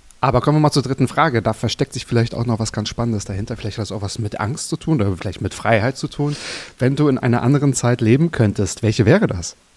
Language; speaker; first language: German; native; German